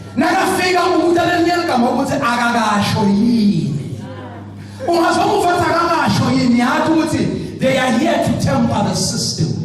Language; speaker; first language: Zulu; non-native, local second language; Swati